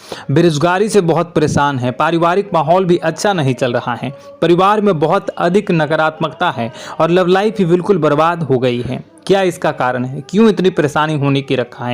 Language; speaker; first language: Hindi; native; Hindi